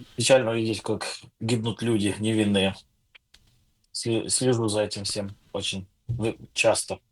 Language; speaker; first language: Russian; non-native, local second language; Ukrainian